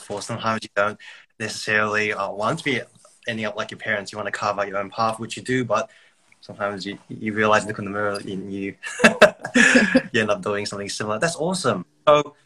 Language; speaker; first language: English; native; English